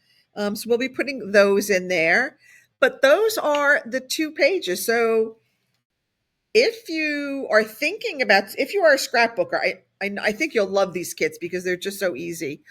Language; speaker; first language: English; native; English